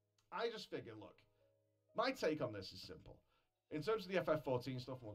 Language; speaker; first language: English; native; English